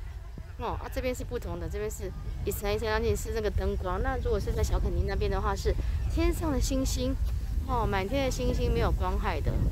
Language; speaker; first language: Chinese; native; Chinese